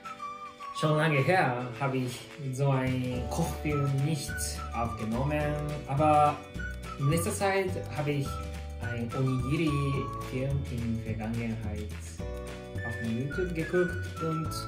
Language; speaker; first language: German; non-native, learner; Japanese